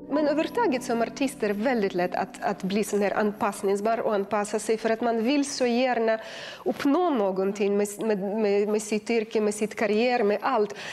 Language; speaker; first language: Swedish; non-native, fluent; Ukrainian